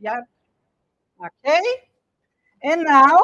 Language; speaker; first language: English; non-native, learner; Portuguese